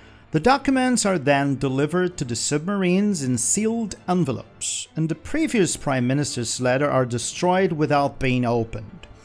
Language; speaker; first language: English; non-native, fluent; Portuguese